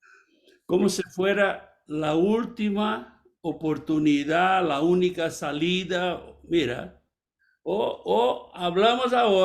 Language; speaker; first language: Spanish; non-native, fluent; Portuguese